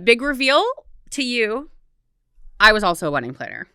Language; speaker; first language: English; native; English